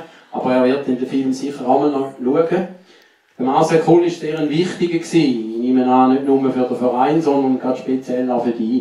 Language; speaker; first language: German; native; German